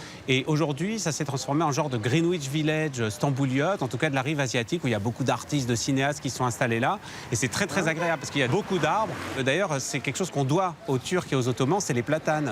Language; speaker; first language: French; native; French